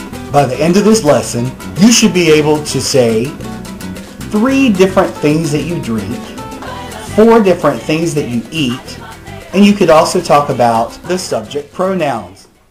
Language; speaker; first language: English; native; English